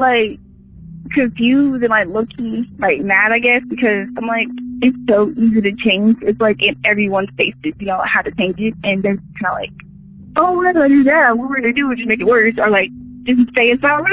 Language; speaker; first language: English; native; English